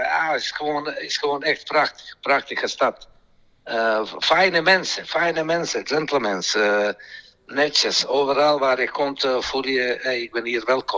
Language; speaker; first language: Dutch; non-native, fluent; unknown